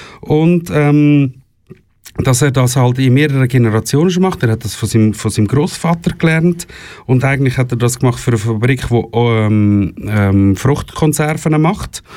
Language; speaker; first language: German; native; German